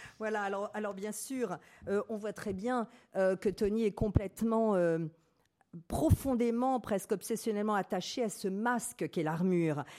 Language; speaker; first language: French; native; French